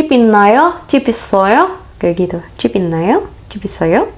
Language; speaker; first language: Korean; non-native, learner; Indonesian